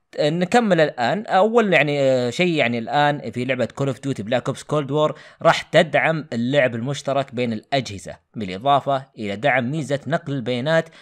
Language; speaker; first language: Arabic; native; Arabic